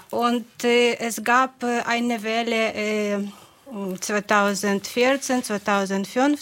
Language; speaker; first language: German; non-native, fluent; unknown